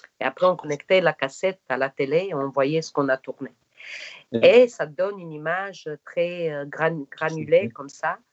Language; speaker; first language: French; non-native, fluent; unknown